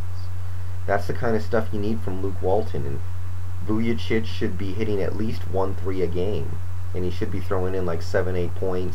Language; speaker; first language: English; native; English